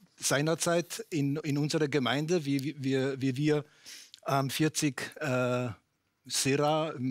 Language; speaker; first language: German; non-native, fluent; Polish